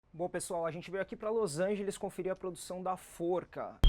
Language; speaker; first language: Portuguese; native; Portuguese